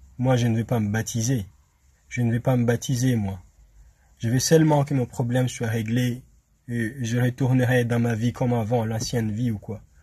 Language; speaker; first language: French; non-native, local second language; Malagasy